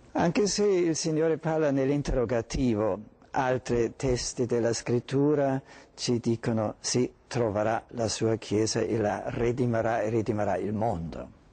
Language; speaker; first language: Italian; non-native, fluent; German